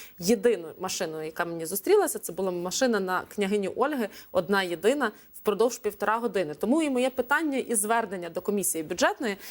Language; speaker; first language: Ukrainian; native; Ukrainian